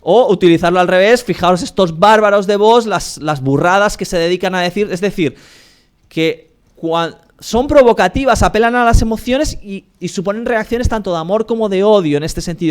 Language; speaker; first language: Spanish; native; Spanish